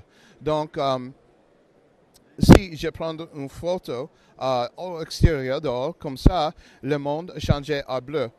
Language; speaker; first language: French; non-native, learner; English